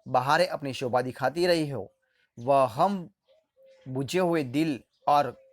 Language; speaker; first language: Hindi; non-native, local second language; Gujarati